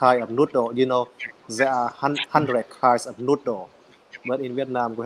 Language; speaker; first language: English; non-native, learner; Vietnamese